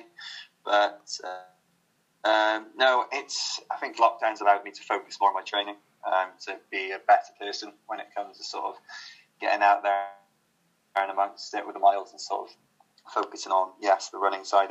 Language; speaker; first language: English; native; English